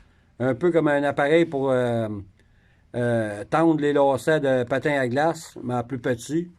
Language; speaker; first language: French; native; French